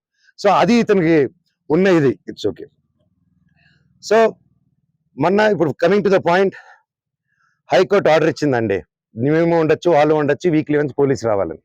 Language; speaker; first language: Telugu; native; Telugu